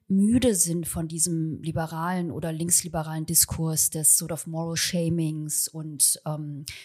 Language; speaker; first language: German; early bilingual, other home language; Chinese